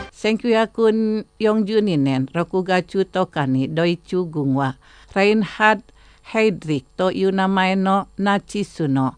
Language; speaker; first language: Japanese; non-native, fluent; Indonesian